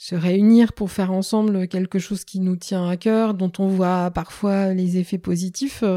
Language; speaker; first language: French; native; French